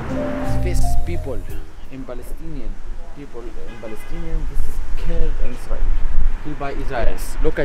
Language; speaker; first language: English; non-native, learner; Arabic